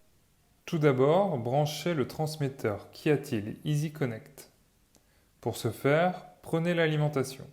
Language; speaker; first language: French; native; French